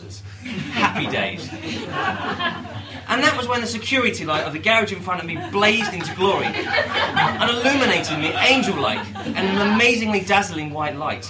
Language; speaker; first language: English; native; English